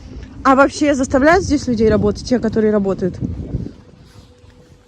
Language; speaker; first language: Russian; native; Russian